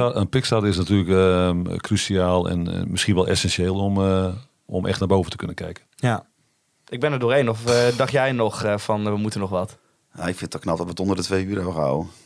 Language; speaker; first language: Dutch; native; Dutch